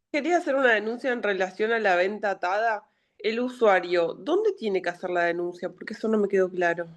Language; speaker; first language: Spanish; native; Spanish